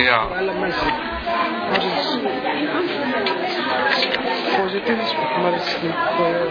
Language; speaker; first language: Dutch; non-native, learner; Kurdish